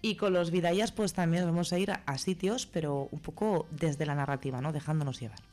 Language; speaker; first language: Spanish; native; Spanish